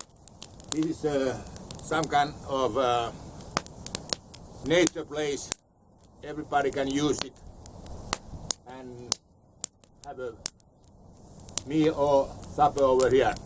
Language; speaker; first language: English; non-native, learner; Finnish